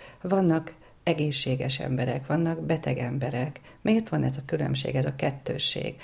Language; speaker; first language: Hungarian; native; Hungarian